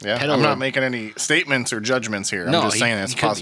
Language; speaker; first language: English; native; English